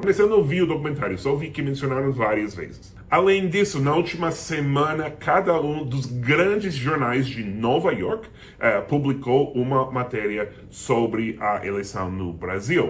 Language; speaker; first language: Portuguese; non-native, fluent; English